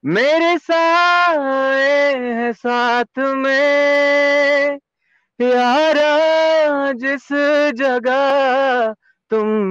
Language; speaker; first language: Hindi; native; Hindi